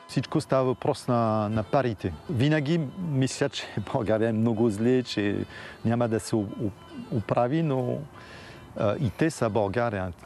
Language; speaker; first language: Bulgarian; non-native, fluent; French